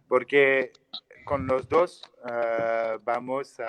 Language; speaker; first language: Spanish; non-native, learner; French